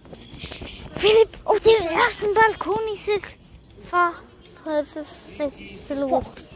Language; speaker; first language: German; early bilingual, other home language; Croatian